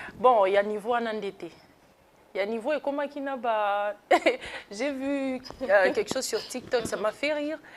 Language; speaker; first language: French; non-native, local second language; Lingala